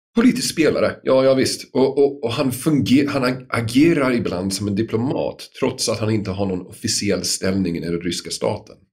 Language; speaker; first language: Swedish; non-native, fluent; English